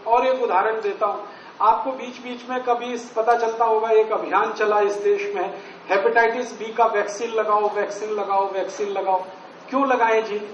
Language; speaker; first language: Hindi; native; Hindi